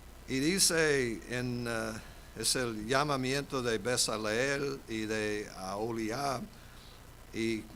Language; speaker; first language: Spanish; non-native, fluent; English